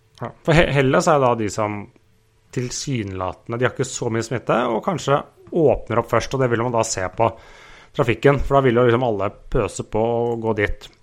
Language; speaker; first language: Norwegian; native; Norwegian